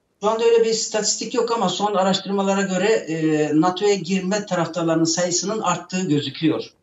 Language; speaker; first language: Turkish; native; Turkish